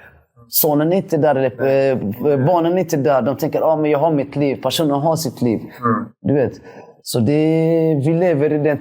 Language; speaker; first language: Swedish; early bilingual, other home language; Somali